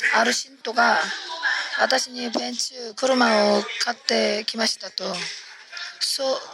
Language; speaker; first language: Japanese; non-native, fluent; Korean